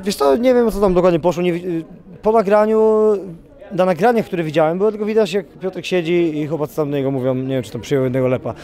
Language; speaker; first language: Polish; native; Polish